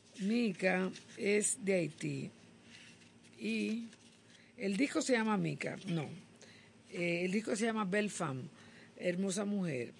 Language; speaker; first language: Spanish; native; Spanish